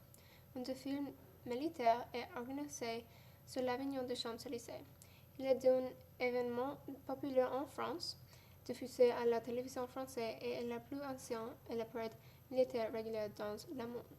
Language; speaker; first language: French; non-native, learner; English